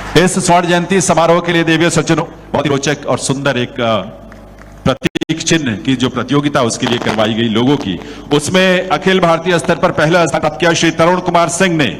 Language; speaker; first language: Hindi; native; Hindi